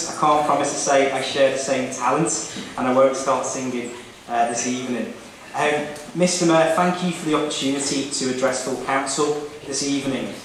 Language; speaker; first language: English; native; English